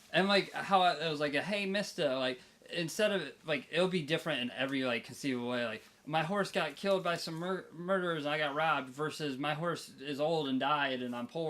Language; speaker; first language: English; native; English